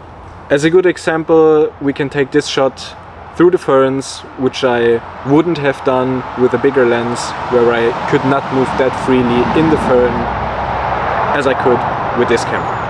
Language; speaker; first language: English; non-native, fluent; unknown